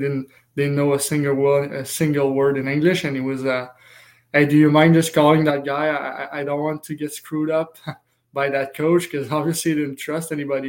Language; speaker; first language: English; non-native, fluent; French